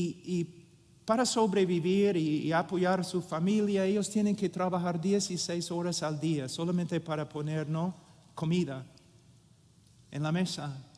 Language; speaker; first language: Spanish; non-native, fluent; English